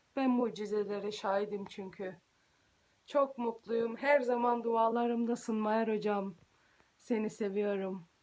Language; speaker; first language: Turkish; early bilingual, heritage; Turkish